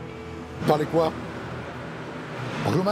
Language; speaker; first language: French; native; French